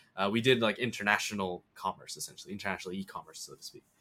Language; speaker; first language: English; early bilingual, other home language; Bangla